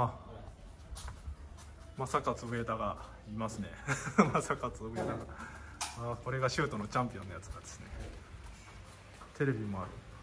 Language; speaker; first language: Japanese; native; Japanese